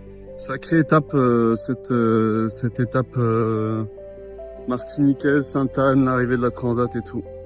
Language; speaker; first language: French; native; French